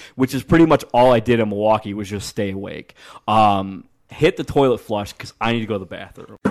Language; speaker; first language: English; native; English